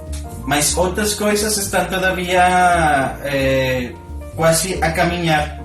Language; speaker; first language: Portuguese; non-native, learner; Spanish